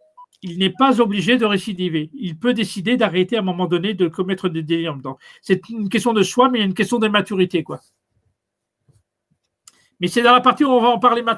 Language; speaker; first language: French; native; French